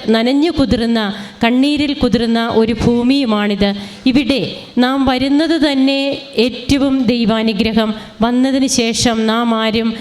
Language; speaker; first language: Malayalam; native; Malayalam